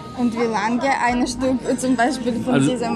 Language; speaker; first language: German; non-native, learner; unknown